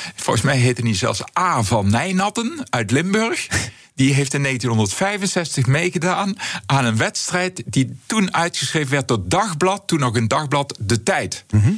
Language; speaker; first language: Dutch; native; Dutch